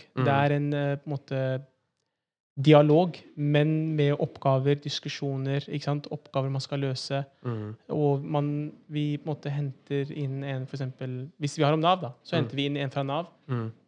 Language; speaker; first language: Norwegian; early bilingual, other home language; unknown